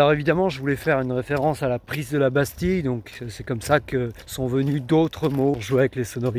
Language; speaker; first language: French; native; French